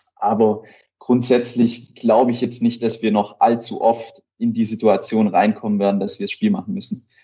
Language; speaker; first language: German; native; German